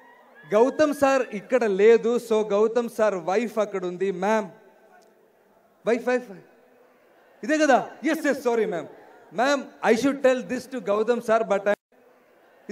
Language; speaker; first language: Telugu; non-native, learner; Malayalam